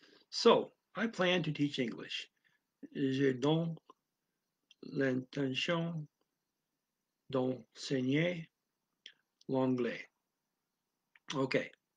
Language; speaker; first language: French; non-native, learner; English